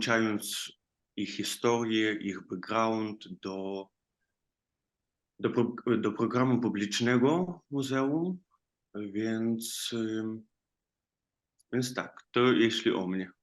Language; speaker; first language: Polish; non-native, fluent; Ukrainian